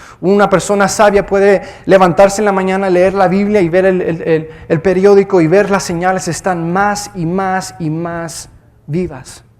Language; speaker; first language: Spanish; early bilingual, heritage; Spanish